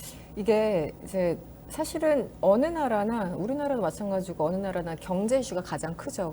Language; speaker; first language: Korean; native; Korean